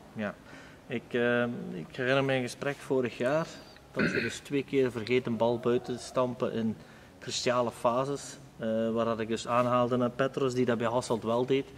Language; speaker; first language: Dutch; native; Dutch